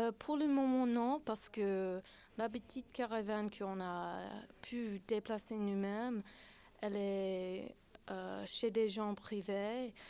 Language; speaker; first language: French; non-native, fluent; English